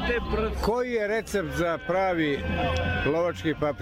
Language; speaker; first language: Croatian; native; Croatian